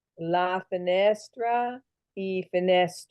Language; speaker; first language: Italian; non-native, learner; English